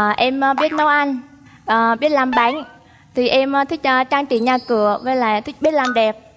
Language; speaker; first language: Vietnamese; native; Vietnamese